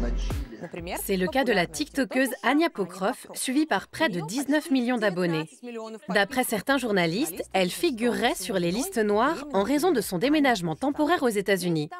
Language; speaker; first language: French; native; French